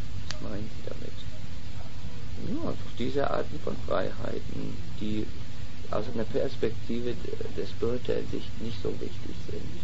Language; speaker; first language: German; native; German